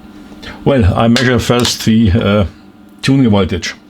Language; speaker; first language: English; non-native, fluent; German